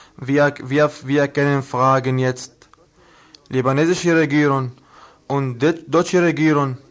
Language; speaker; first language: German; non-native, learner; Arabic